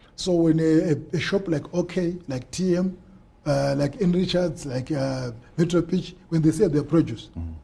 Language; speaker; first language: English; non-native, local second language; Shona